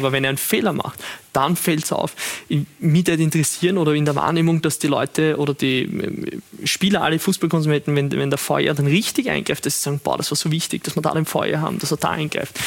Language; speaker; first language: German; native; German